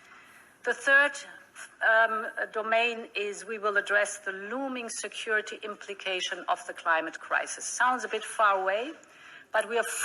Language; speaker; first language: English; non-native, fluent; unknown